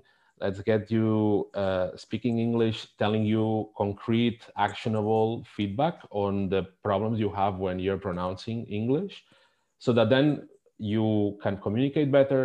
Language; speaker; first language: English; non-native, fluent; Spanish